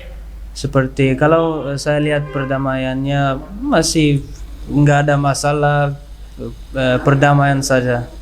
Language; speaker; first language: Indonesian; non-native, learner; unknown